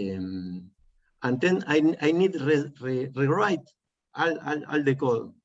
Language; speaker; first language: English; non-native, learner; Spanish